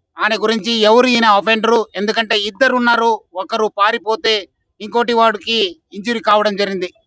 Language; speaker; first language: Telugu; non-native, fluent; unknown